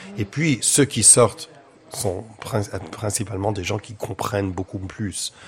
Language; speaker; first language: French; non-native, fluent; English